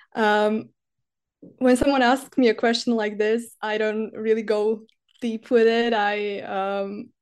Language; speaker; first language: English; non-native, fluent; Slovak